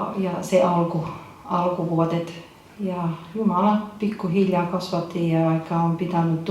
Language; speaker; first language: Finnish; non-native, fluent; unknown